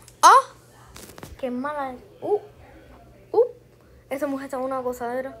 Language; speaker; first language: Spanish; early bilingual, heritage; Spanish